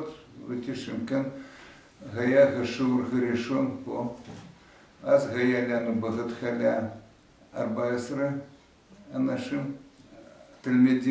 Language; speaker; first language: Hebrew; non-native, fluent; Russian